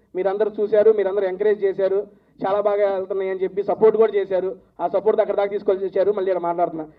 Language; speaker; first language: Telugu; native; Telugu